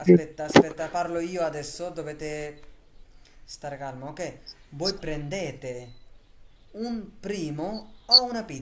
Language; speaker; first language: Italian; non-native, fluent; Bangla